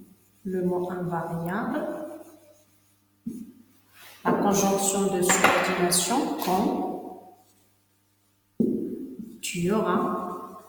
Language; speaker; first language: French; non-native, local second language; Arabic